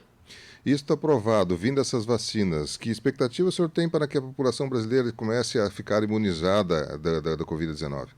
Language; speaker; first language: Portuguese; native; Portuguese